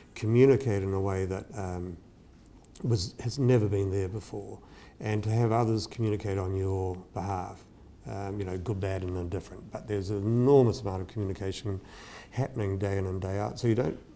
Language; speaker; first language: English; native; English